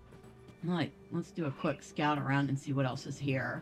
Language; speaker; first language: English; native; English